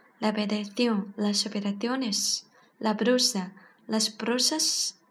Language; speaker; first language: Spanish; non-native, learner; Chinese